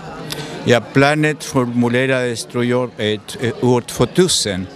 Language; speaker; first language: Swedish; non-native, fluent; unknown